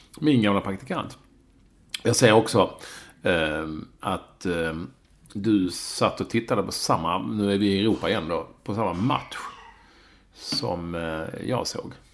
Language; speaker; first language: Swedish; native; Swedish